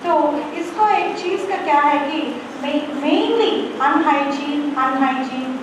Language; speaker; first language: Hindi; non-native, local second language; Telugu